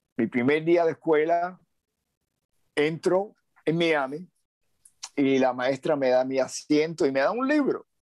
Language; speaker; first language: Spanish; native; Spanish